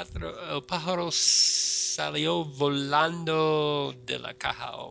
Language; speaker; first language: Spanish; non-native, fluent; English